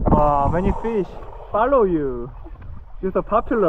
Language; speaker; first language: English; non-native, fluent; Korean